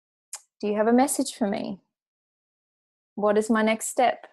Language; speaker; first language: English; native; English